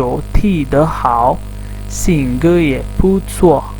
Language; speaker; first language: Chinese; non-native, fluent; Urdu